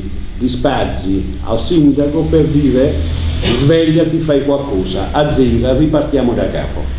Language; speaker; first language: Italian; native; Italian